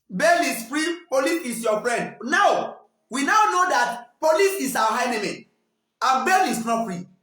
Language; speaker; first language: English; non-native, local second language; Yoruba